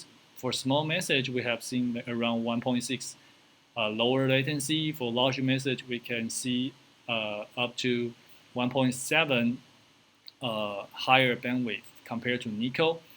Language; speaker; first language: English; non-native, fluent; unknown